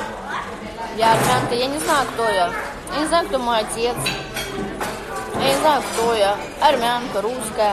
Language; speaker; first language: Russian; native; Russian